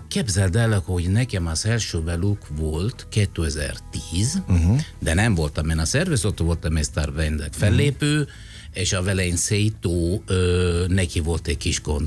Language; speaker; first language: Hungarian; non-native, fluent; Italian